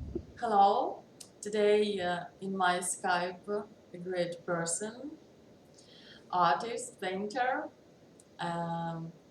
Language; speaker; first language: English; non-native, learner; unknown